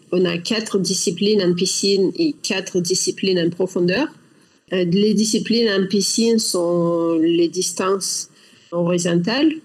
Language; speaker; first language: French; non-native, learner; Russian